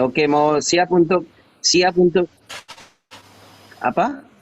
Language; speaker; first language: Indonesian; non-native, learner; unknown